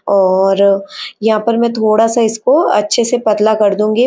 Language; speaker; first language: Hindi; native; Hindi